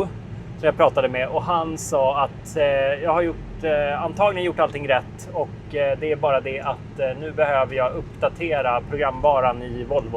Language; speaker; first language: Swedish; native; Swedish